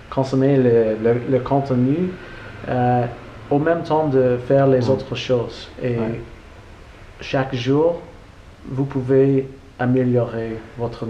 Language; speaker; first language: French; non-native, learner; English